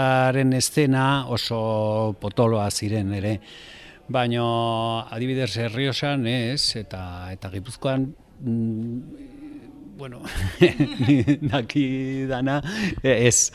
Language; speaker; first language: Basque; non-native, local second language; Spanish